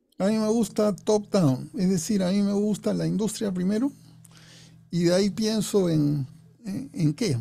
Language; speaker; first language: Spanish; non-native, fluent; English